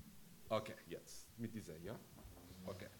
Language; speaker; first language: German; non-native, learner; Persian